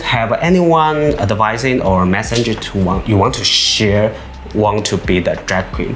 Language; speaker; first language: English; non-native, learner; Chinese